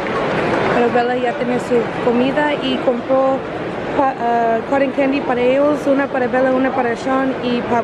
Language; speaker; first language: Spanish; early bilingual, heritage; English